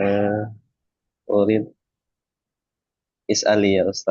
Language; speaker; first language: Arabic; non-native, learner; Indonesian